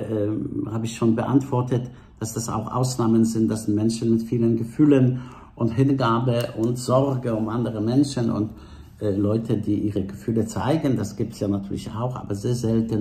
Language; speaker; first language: German; non-native, fluent; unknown